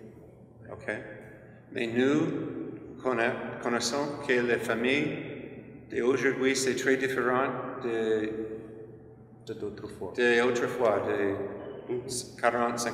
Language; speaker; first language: French; non-native, fluent; English